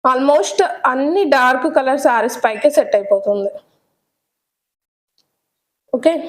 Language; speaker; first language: Telugu; native; Telugu